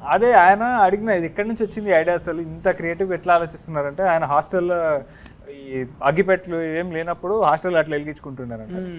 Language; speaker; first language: Telugu; native; Telugu